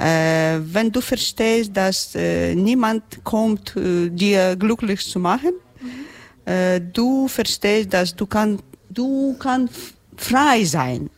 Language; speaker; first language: German; non-native, learner; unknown